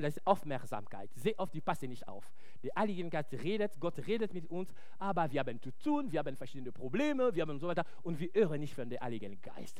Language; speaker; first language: German; non-native, fluent; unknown